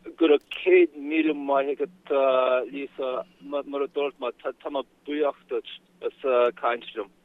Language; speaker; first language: Irish; native; Irish